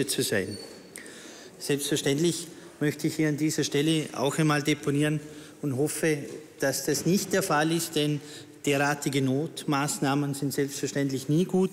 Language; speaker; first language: German; native; German